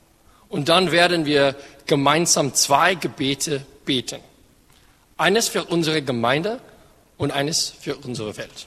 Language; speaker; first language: German; non-native, fluent; English